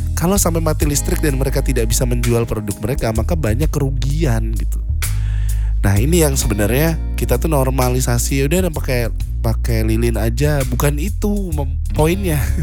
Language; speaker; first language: Indonesian; native; Indonesian